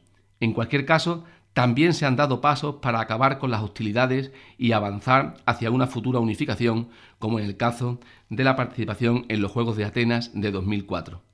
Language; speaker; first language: Spanish; native; Spanish